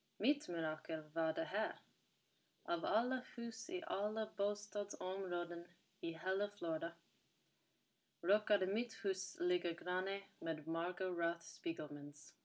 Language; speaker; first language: Swedish; non-native, learner; English